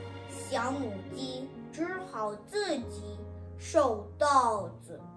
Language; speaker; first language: Chinese; non-native, learner; English